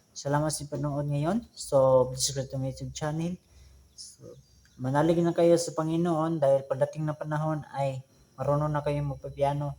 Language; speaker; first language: Filipino; non-native, local second language; Cebuano